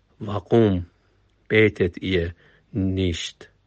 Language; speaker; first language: German; non-native, fluent; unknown